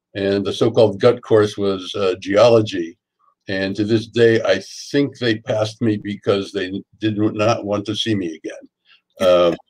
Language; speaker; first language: English; native; English